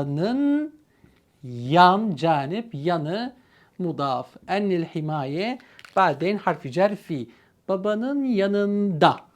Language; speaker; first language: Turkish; non-native, fluent; Arabic